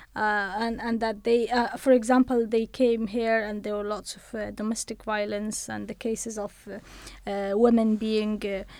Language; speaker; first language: English; non-native, fluent; Persian